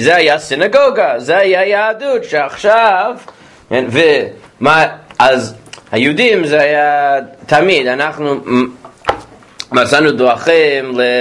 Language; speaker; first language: Hebrew; non-native, fluent; English